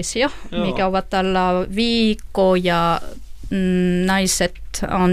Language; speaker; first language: Finnish; non-native, learner; French